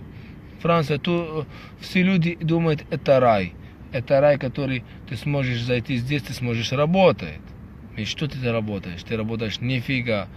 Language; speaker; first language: Russian; non-native, fluent; Arabic